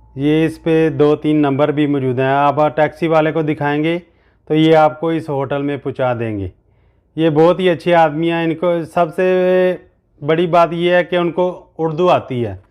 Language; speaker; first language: Urdu; non-native, local second language; Punjabi